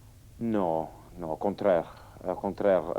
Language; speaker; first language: French; non-native, fluent; Catalan